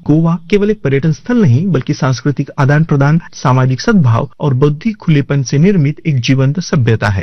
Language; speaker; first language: Hindi; native; Hindi